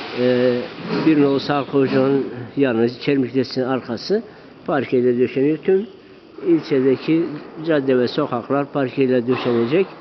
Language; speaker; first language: Turkish; non-native, local second language; Zaza